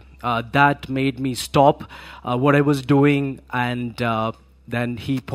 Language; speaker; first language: English; non-native, local second language; Malayalam